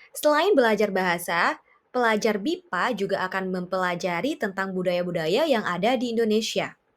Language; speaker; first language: Indonesian; native; Indonesian